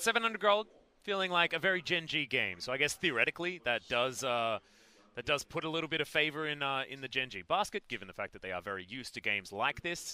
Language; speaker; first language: English; native; English